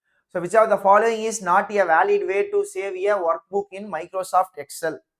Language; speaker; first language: English; non-native, local second language; Tamil